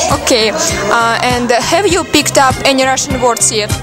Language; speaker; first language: English; non-native, learner; Russian